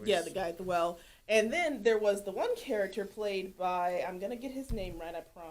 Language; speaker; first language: English; native; English